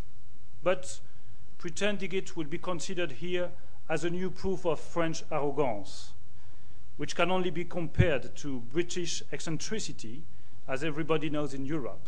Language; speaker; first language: English; non-native, fluent; French